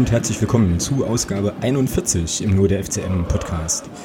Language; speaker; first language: German; native; German